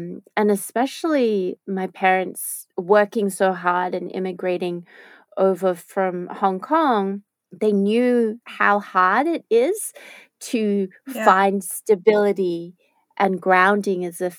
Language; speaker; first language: English; native; English